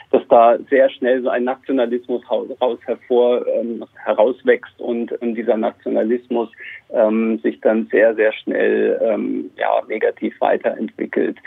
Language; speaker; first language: German; native; German